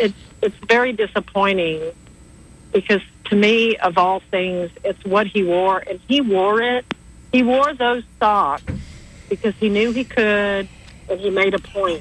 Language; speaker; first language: English; native; English